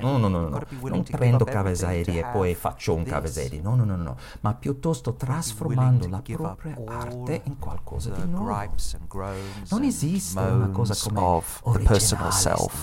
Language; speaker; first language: Italian; non-native, learner; English